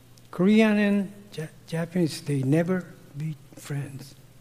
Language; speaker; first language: English; non-native, fluent; Korean